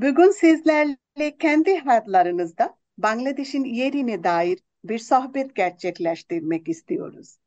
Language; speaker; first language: Turkish; non-native, fluent; Bangla